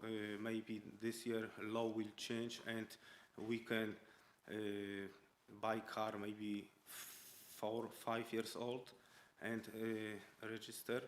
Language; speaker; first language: English; non-native, learner; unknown